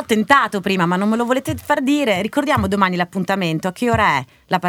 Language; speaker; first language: Italian; native; Italian